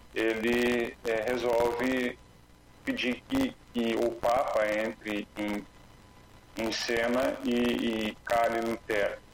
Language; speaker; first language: Portuguese; native; Portuguese